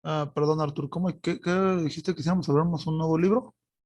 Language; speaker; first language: Spanish; native; Spanish